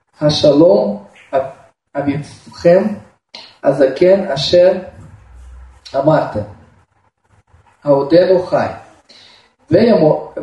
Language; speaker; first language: Hebrew; non-native, fluent; Russian